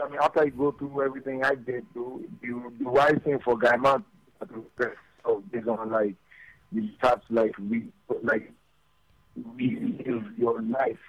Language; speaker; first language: English; non-native, local second language; Yoruba